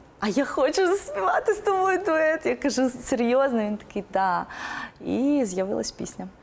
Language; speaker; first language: Ukrainian; non-native, local second language; Russian